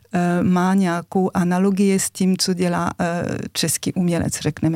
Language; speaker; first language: Czech; non-native, fluent; French